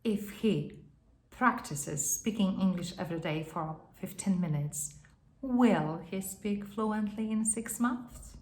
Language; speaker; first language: English; non-native, fluent; Polish